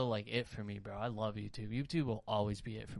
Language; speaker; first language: English; native; English